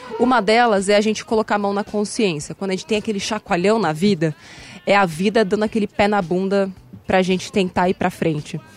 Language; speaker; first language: Portuguese; native; Portuguese